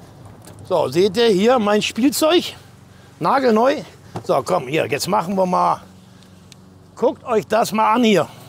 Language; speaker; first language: German; native; German